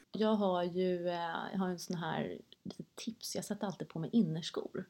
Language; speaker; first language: Swedish; native; Swedish